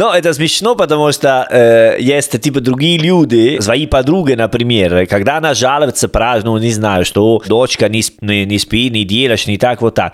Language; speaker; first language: Russian; non-native, learner; Italian